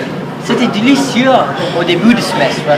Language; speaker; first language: French; non-native, learner; English